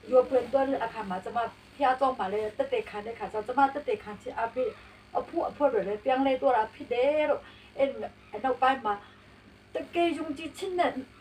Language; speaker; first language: Burmese; non-native, local second language; Hakha Chin